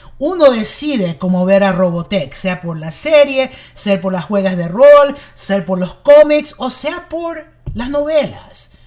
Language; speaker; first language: Spanish; early bilingual, heritage; English